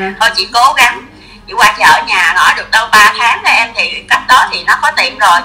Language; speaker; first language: Vietnamese; native; Vietnamese